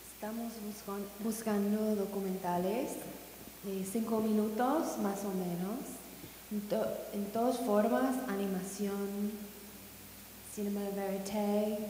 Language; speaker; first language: Spanish; non-native, fluent; English